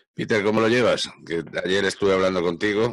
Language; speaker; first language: Spanish; native; Spanish